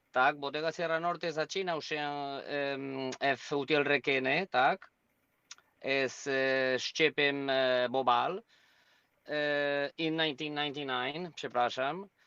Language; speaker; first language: Polish; non-native, learner; Spanish